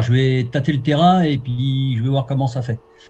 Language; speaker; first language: French; native; French